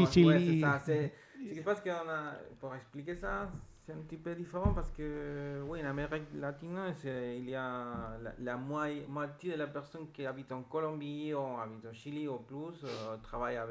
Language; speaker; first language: French; non-native, learner; Spanish